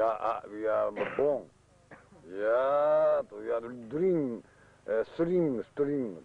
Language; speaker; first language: English; non-native, learner; Japanese